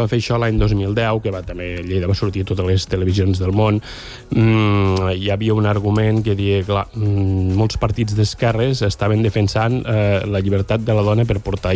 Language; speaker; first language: Catalan; native; Catalan